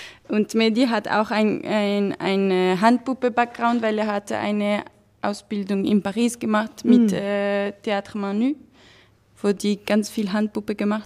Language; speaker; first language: German; non-native, fluent; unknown